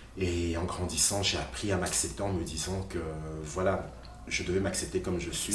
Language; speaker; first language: French; early bilingual, other home language; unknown